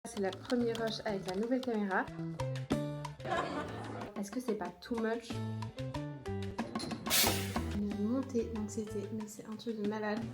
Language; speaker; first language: French; native; French